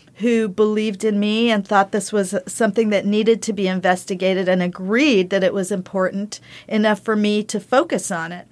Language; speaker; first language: English; early bilingual, other home language; Spanish